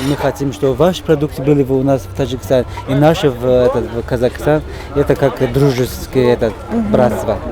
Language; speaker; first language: Russian; non-native, fluent; Tajik